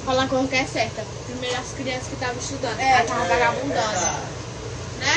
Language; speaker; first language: Portuguese; native; Portuguese